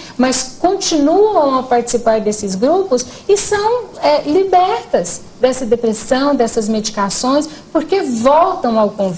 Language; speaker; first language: Portuguese; native; Portuguese